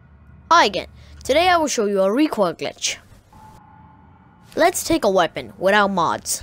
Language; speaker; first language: English; non-native, fluent; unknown